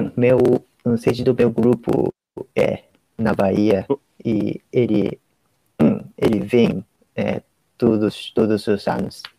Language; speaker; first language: Portuguese; non-native, learner; Japanese